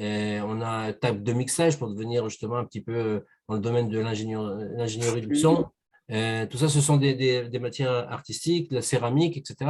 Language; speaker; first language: French; native; French